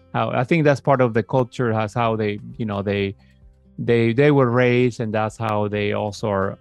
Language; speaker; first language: English; native; English